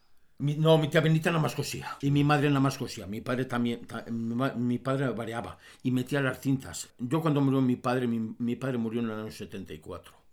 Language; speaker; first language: Spanish; native; Spanish